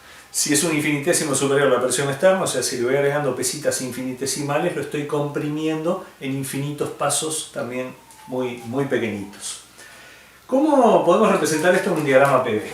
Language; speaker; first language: Spanish; native; Spanish